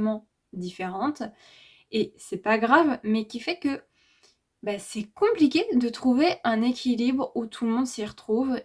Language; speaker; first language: French; native; French